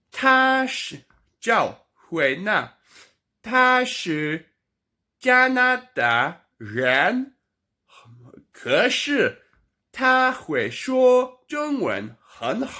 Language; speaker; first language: Chinese; non-native, learner; French